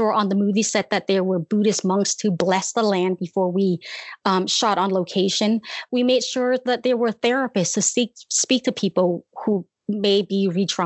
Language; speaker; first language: English; early bilingual, other home language; Khmer